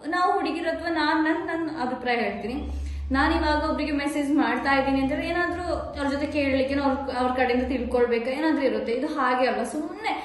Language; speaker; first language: Kannada; non-native, local second language; Malayalam